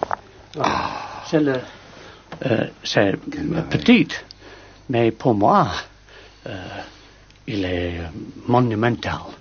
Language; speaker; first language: French; non-native, learner; English